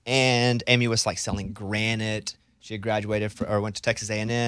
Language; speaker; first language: English; native; English